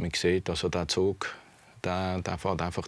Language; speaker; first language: German; native; German